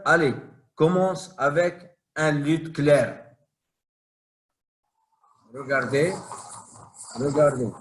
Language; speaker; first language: French; non-native, fluent; Arabic